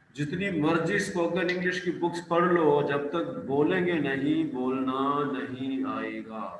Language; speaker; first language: Hindi; non-native, local second language; Punjabi